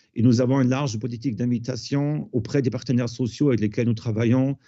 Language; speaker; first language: French; non-native, fluent; German